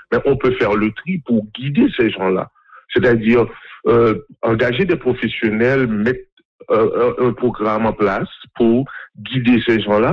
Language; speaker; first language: French; non-native, local second language; Haitian Creole